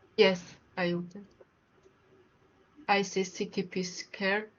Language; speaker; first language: English; non-native, learner; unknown